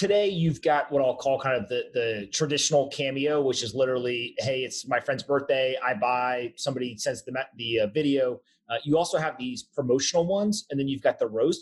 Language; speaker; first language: English; native; English